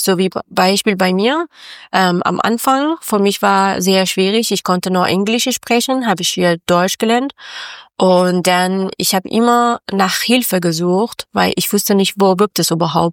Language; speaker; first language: German; non-native, learner; Persian